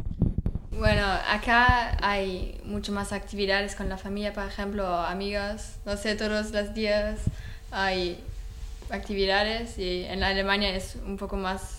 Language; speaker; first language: Spanish; non-native, learner; German